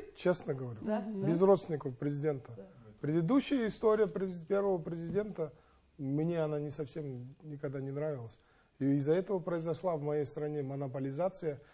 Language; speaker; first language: Russian; non-native, local second language; Kazakh